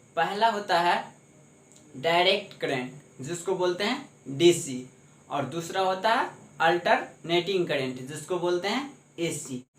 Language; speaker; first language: Hindi; native; Hindi